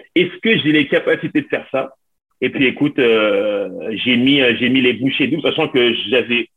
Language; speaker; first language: French; native; French